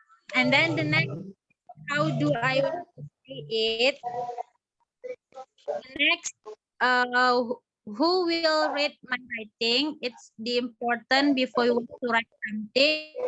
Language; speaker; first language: English; non-native, learner; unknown